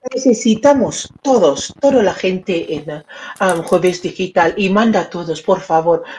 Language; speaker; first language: Spanish; native; Spanish